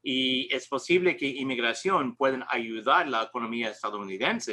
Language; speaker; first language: Spanish; non-native, learner; English